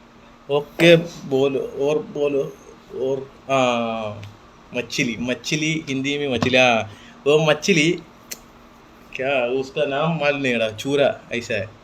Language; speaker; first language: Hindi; non-native, local second language; Malayalam